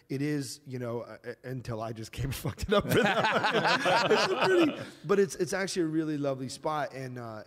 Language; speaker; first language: English; native; English